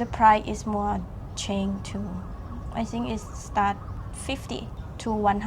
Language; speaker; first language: English; non-native, learner; Thai